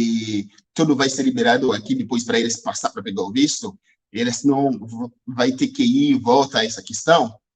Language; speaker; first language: Portuguese; non-native, fluent; Haitian Creole